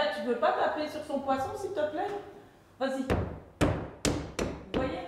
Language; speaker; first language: French; native; French